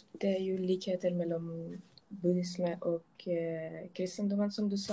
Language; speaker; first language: Norwegian; non-native, local second language; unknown